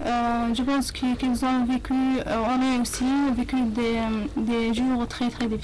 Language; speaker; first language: French; non-native, learner; Arabic